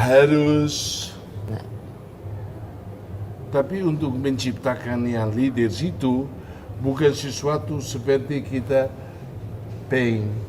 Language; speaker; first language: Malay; non-native, fluent; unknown